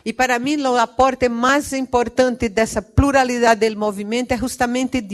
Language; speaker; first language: Portuguese; non-native, learner; Spanish